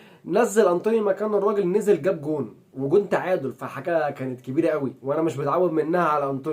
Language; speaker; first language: Arabic; native; Arabic